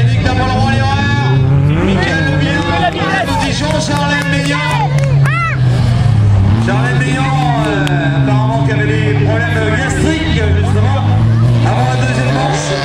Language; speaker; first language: French; native; French